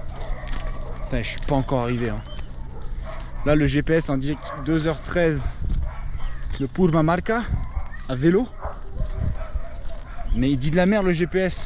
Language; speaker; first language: French; native; French